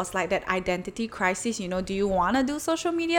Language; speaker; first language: English; non-native, local second language; Chinese